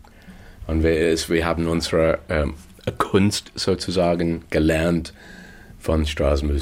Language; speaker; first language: German; non-native, fluent; English